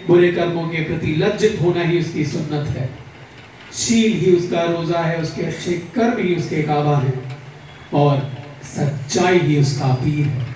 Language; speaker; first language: Hindi; native; Hindi